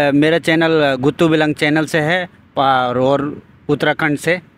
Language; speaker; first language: Hindi; native; Hindi